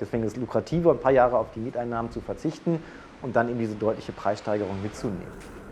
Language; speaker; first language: German; native; German